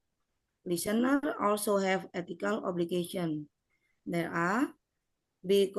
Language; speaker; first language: English; non-native, learner; Indonesian